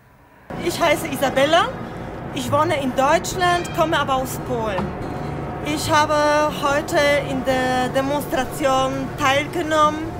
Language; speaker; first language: German; non-native, fluent; Polish